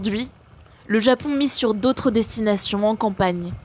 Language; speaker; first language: French; native; French